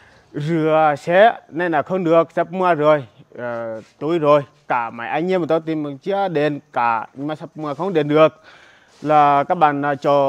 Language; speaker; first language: Vietnamese; non-native, learner; Portuguese